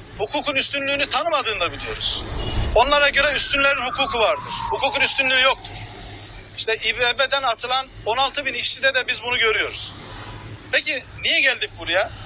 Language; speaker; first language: Turkish; native; Turkish